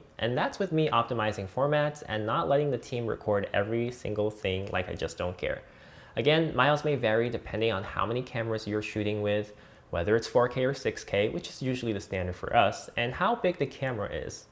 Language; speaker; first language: English; native; English